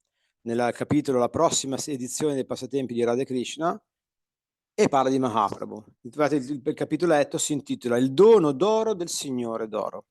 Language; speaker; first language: Italian; native; Italian